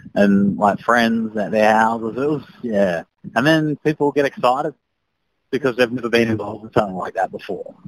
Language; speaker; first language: English; native; English